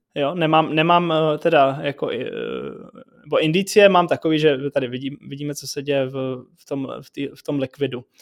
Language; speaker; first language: Czech; native; Czech